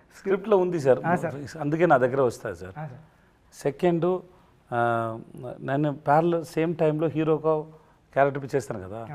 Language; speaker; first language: Telugu; non-native, learner; Tamil